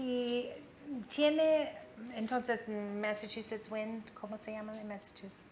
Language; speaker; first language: Spanish; non-native, fluent; English